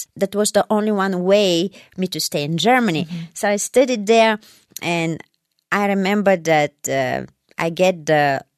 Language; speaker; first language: English; non-native, fluent; Bulgarian